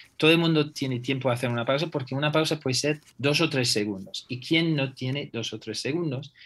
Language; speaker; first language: Spanish; non-native, fluent; English